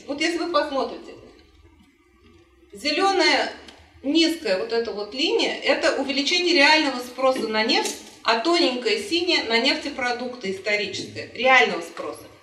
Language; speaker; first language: Russian; native; Russian